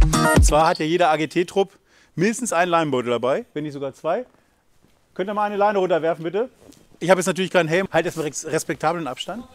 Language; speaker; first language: German; native; German